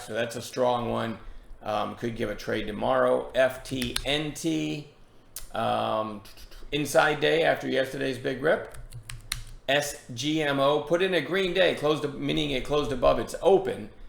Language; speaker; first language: English; native; English